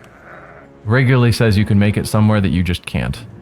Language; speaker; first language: English; native; English